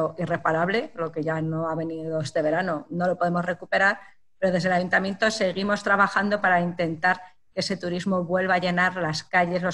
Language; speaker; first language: Spanish; native; Spanish